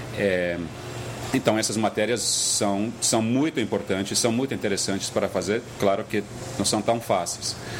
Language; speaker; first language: Portuguese; non-native, fluent; English